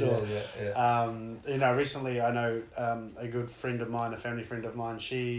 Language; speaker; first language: English; native; English